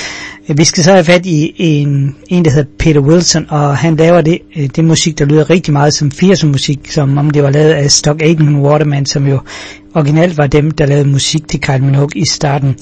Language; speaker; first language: Danish; native; Danish